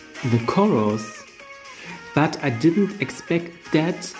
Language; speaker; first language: English; non-native, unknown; German